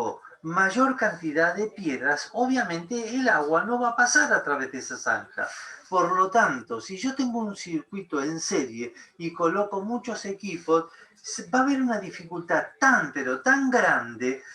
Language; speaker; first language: Spanish; native; Spanish